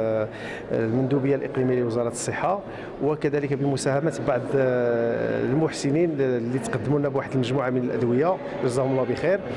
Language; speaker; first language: Arabic; native; Arabic